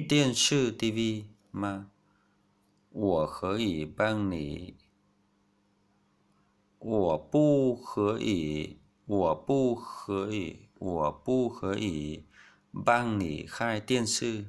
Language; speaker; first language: Chinese; non-native, fluent; Vietnamese